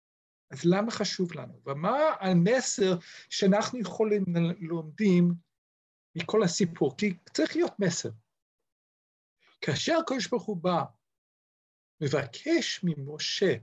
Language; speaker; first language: Hebrew; non-native, fluent; English